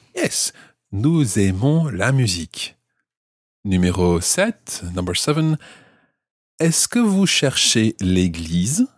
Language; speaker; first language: French; non-native, fluent; English